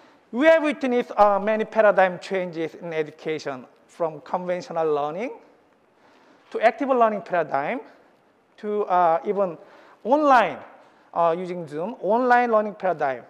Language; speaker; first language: English; non-native, fluent; Korean